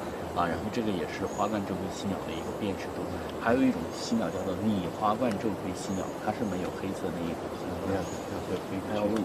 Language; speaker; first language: Chinese; native; Chinese